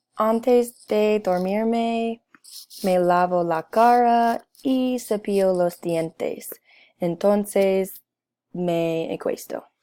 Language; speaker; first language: Spanish; non-native, learner; English